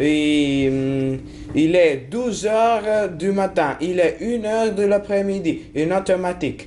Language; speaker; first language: French; non-native, learner; Italian